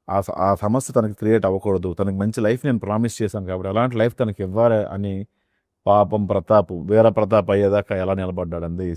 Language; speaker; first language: Telugu; native; Telugu